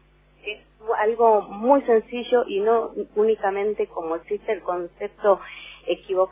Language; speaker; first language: Spanish; native; Spanish